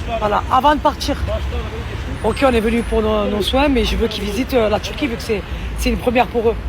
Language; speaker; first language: French; native; French